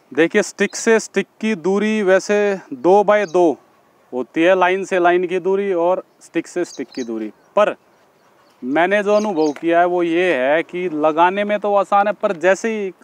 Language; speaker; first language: Hindi; native; Hindi